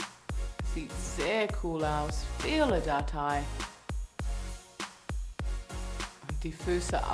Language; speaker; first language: German; non-native, learner; English